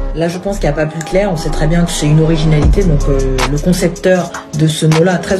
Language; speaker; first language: French; native; French